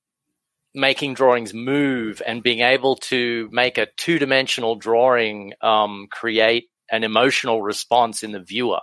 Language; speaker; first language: English; native; English